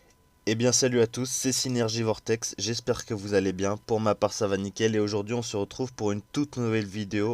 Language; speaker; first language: French; native; French